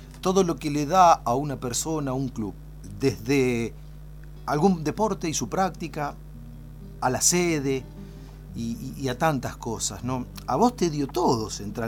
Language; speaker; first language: Spanish; native; Spanish